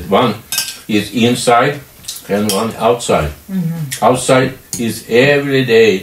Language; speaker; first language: English; non-native, learner; Swedish